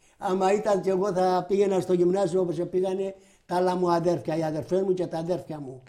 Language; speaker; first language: Greek; native; Greek